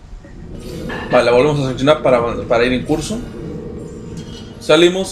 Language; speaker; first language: Spanish; native; Spanish